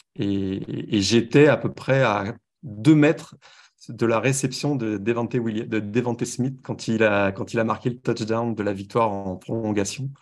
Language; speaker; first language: French; native; French